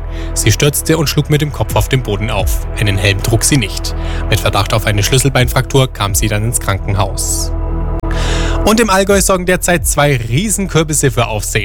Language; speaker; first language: German; native; German